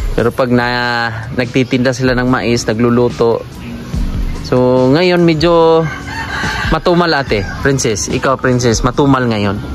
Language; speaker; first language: Filipino; non-native, local second language; Cebuano